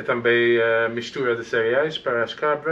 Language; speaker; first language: Portuguese; non-native, learner; English